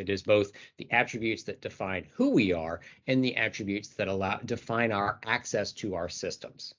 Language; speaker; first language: English; native; English